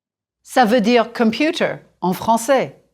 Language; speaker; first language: French; non-native, fluent; English